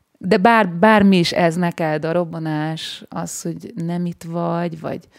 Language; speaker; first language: Hungarian; native; Hungarian